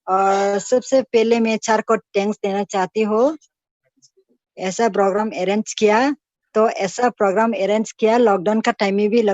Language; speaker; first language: Hindi; non-native, local second language; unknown